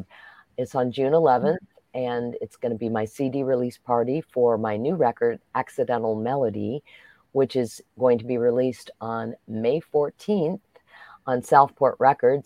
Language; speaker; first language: English; native; English